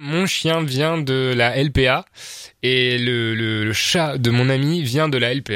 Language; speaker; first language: French; native; French